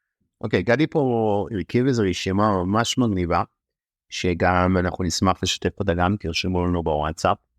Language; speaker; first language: Hebrew; native; Hebrew